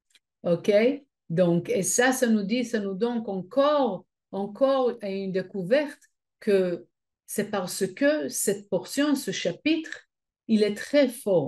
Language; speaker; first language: French; non-native, fluent; Hebrew